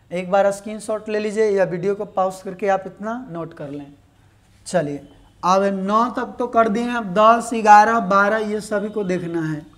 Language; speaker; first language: Hindi; native; Hindi